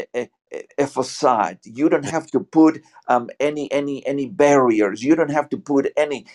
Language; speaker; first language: English; non-native, fluent; Spanish